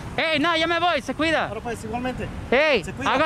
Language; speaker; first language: Spanish; early bilingual, other home language; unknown